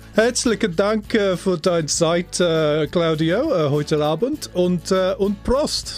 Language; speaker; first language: German; non-native, learner; English